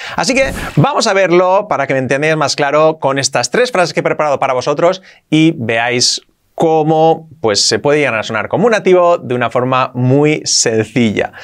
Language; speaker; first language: Spanish; native; Spanish